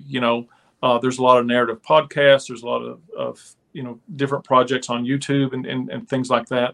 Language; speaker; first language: English; native; English